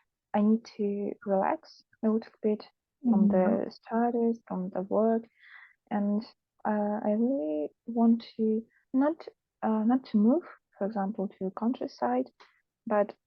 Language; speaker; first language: English; non-native, learner; Russian